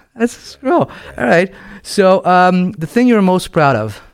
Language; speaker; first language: English; non-native, fluent; Portuguese